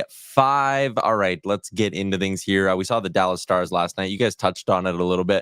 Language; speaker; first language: English; native; English